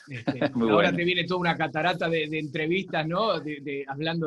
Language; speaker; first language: Spanish; native; Spanish